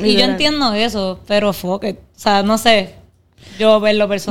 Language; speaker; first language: Spanish; native; Spanish